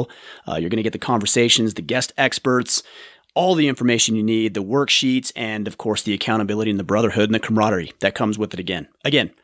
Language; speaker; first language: English; native; English